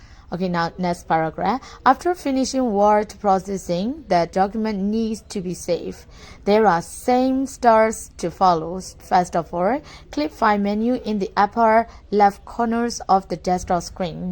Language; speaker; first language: English; non-native, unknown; Burmese